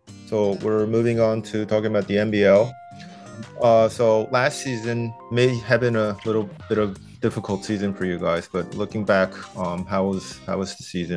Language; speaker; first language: English; non-native, fluent; Japanese